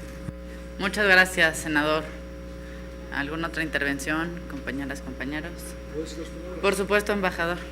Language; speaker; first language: Spanish; native; Spanish